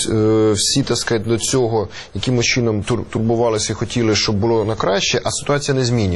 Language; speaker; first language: Ukrainian; native; Ukrainian